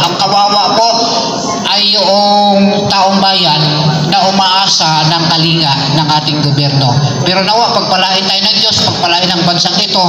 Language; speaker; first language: Filipino; non-native, local second language; Cebuano